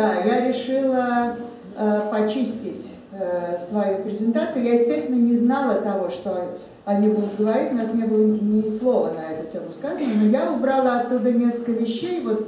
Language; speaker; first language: Russian; native; Russian